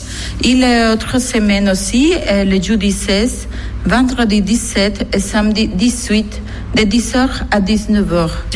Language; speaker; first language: French; non-native, learner; Spanish